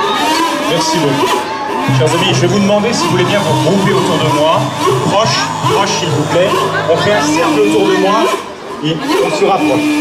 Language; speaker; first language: French; native; French